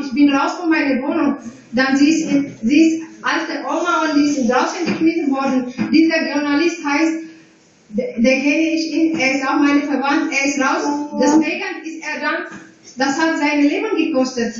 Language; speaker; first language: German; non-native, fluent; Tigrinya